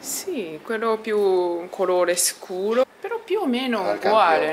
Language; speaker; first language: Italian; non-native, learner; Japanese